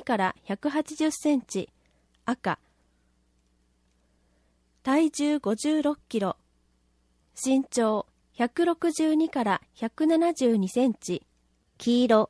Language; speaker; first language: Japanese; native; Japanese